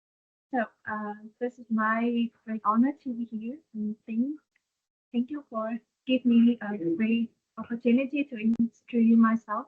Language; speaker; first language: English; non-native, fluent; Vietnamese